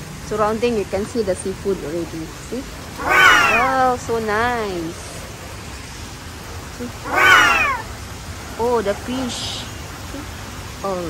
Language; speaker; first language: English; non-native, local second language; Filipino